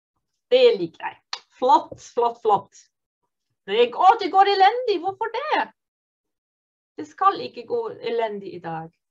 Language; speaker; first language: Norwegian; non-native, fluent; German